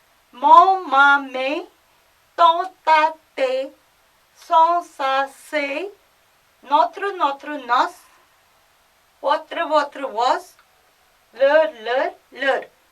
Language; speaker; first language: French; non-native, fluent; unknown